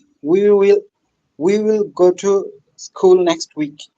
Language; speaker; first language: English; non-native, local second language; Bangla